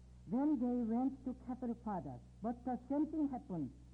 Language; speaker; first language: English; non-native, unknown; Korean